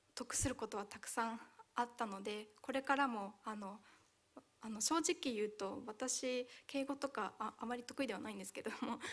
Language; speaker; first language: Japanese; early bilingual, other home language; Hungarian